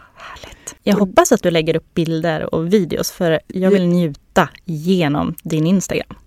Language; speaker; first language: Swedish; native; Swedish